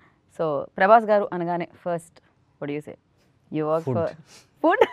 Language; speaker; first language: Telugu; native; Telugu